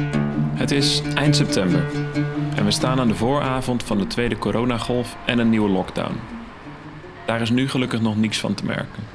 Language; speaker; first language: Dutch; native; Dutch